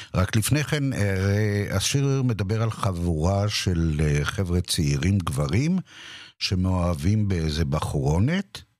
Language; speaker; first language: Hebrew; native; Hebrew